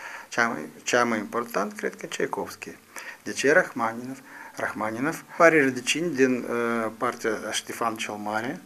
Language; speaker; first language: Romanian; non-native, local second language; Russian